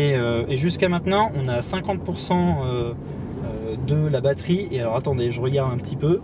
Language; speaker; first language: French; native; French